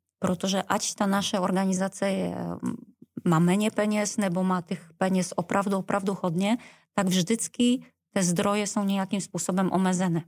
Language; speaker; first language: Czech; non-native, fluent; Polish